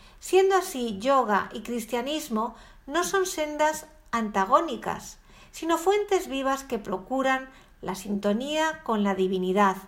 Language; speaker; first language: Spanish; native; Spanish